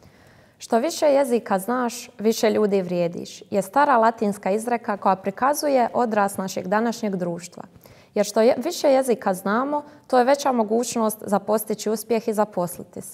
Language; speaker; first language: Croatian; native; Croatian